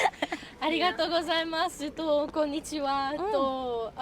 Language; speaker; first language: Japanese; non-native, learner; English